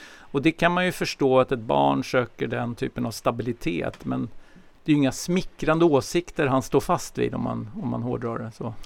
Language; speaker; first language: Swedish; native; Swedish